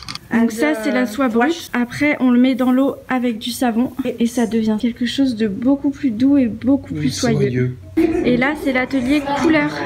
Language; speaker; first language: French; native; French